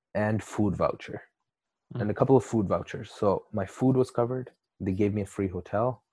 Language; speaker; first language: English; non-native, local second language; Urdu